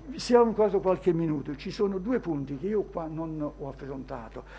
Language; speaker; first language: Italian; native; Italian